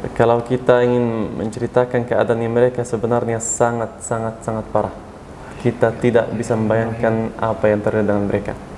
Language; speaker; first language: Indonesian; non-native, fluent; Arabic